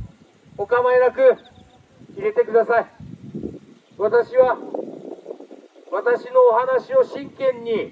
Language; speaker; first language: Japanese; native; Japanese